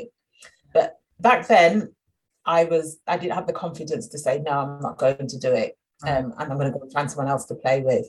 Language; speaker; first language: English; native; English